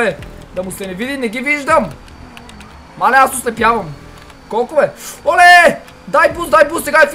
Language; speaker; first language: Bulgarian; native; Bulgarian